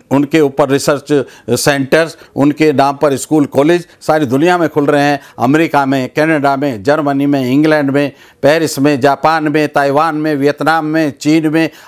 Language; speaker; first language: Hindi; native; Hindi